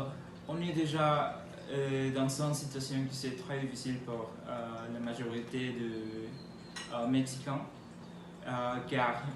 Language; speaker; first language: French; non-native, learner; Spanish